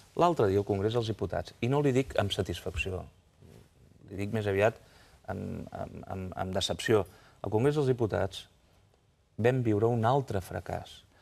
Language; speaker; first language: Catalan; native; Catalan